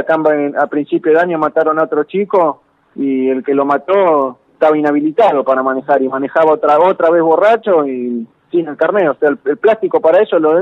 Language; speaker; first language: Spanish; native; Spanish